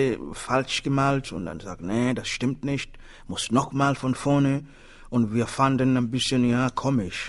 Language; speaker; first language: German; non-native, learner; Swahili